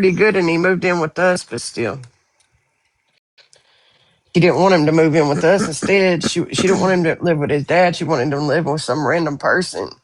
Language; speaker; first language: English; native; English